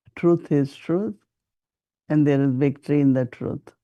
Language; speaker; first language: English; non-native, local second language; Hindi